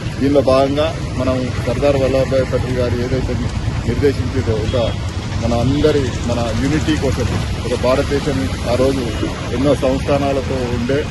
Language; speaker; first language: Telugu; native; Telugu